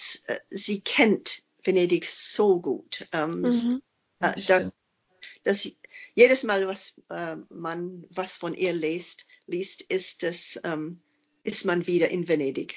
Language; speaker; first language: German; non-native, fluent; English